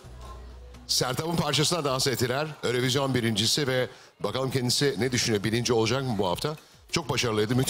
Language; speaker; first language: Turkish; native; Turkish